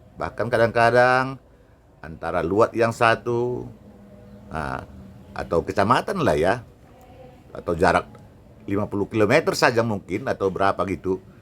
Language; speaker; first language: Indonesian; non-native, local second language; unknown